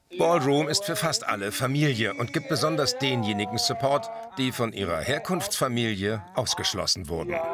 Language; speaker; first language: German; native; German